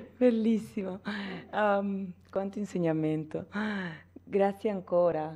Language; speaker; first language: Italian; non-native, fluent; Spanish